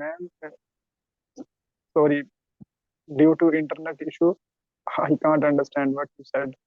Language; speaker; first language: English; non-native, learner; Urdu